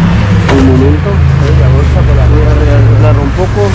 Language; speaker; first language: Spanish; non-native, learner; Filipino